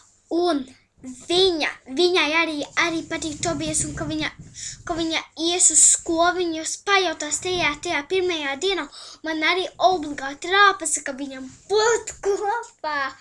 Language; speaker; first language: Latvian; early bilingual, heritage; Latvian